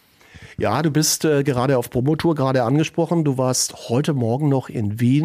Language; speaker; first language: German; native; German